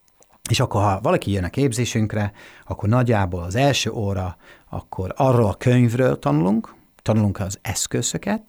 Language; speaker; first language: Hungarian; non-native, fluent; English